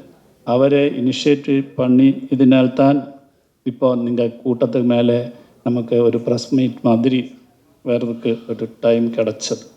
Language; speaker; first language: Tamil; non-native, learner; Malayalam